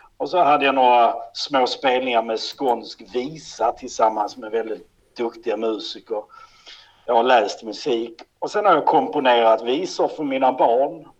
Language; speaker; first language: Swedish; native; Swedish